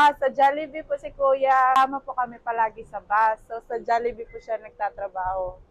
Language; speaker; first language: Filipino; native; Filipino